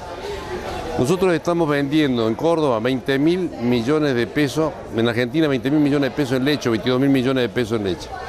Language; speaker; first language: Spanish; native; Spanish